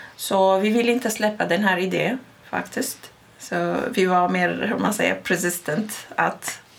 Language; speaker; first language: Swedish; non-native, fluent; Arabic